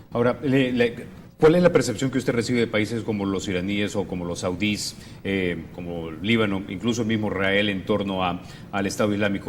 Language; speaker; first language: Spanish; native; Spanish